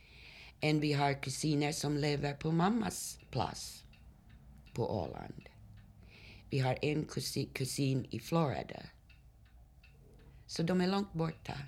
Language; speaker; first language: Swedish; early bilingual, heritage; Swedish